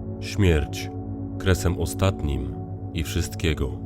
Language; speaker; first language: Polish; native; Polish